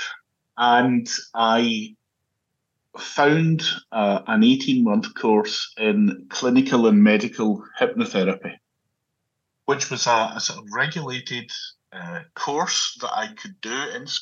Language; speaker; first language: English; native; English